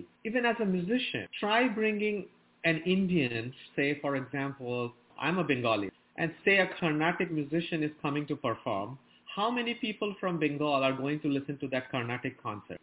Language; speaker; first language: English; non-native, local second language; Bangla